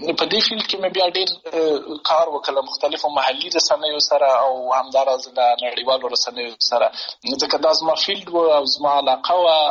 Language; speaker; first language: Pashto; native; Pashto